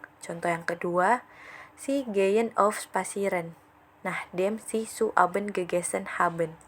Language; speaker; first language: German; non-native, fluent; Indonesian